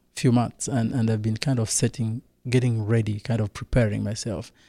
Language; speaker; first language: English; non-native, local second language; Kinyarwanda